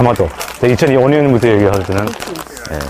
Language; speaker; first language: Korean; non-native, fluent; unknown